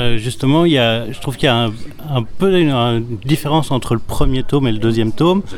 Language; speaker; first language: French; native; French